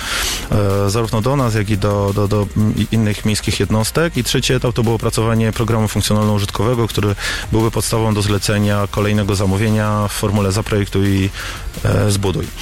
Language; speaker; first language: Polish; native; Polish